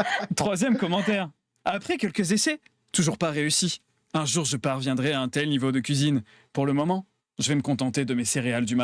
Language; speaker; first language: French; native; French